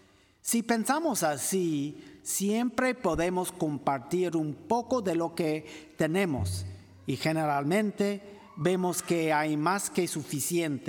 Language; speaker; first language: Spanish; non-native, fluent; English